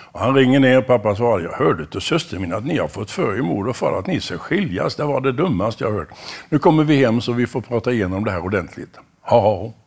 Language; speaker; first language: Swedish; native; Swedish